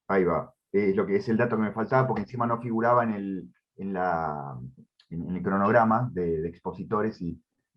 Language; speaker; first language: Spanish; native; Spanish